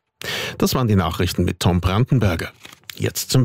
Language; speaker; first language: German; native; German